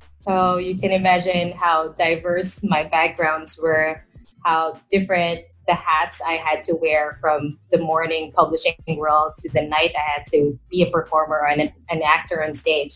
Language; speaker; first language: English; non-native, local second language; Filipino